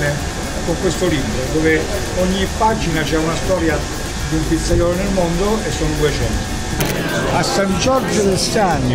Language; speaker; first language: Italian; native; Italian